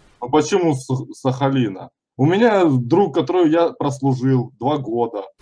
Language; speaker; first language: Russian; native; Russian